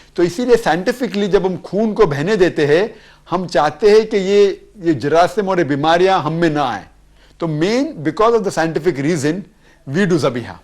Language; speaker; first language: Urdu; non-native, local second language; Konkani